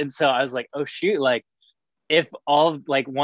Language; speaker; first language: English; native; English